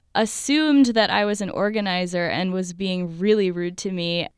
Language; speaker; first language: English; native; English